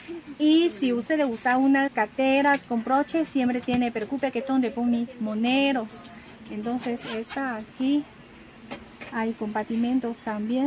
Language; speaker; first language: Spanish; non-native, learner; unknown